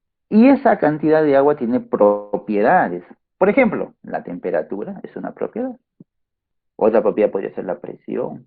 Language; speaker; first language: Spanish; native; Spanish